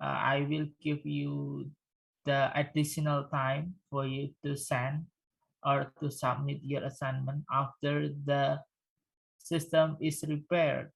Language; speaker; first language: English; non-native, fluent; Indonesian